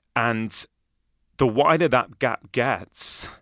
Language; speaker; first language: English; native; English